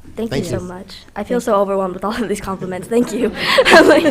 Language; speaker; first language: English; early bilingual, other home language; Filipino